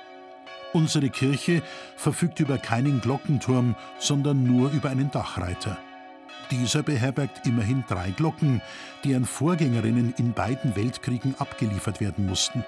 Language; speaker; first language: German; native; German